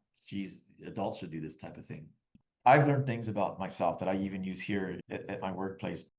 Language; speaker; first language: English; native; English